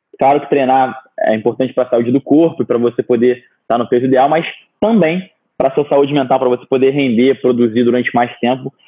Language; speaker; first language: Portuguese; native; Portuguese